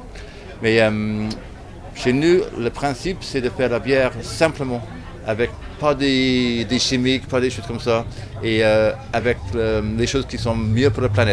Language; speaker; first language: French; non-native, learner; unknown